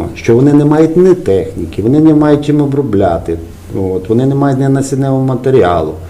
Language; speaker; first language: Ukrainian; native; Ukrainian